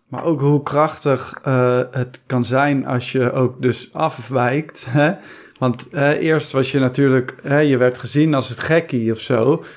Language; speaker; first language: Dutch; native; Dutch